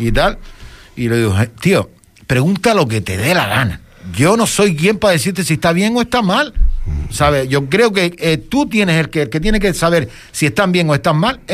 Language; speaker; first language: Spanish; native; Spanish